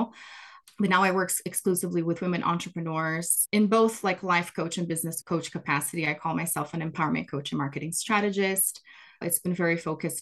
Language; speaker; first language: English; non-native, fluent; Portuguese